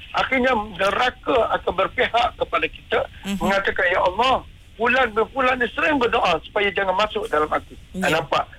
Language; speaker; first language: Malay; native; Malay